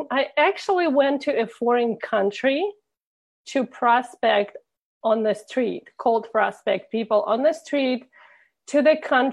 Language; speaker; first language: English; non-native, fluent; Russian